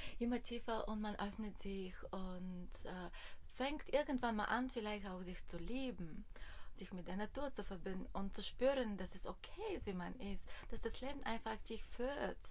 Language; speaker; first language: German; non-native, fluent; Bulgarian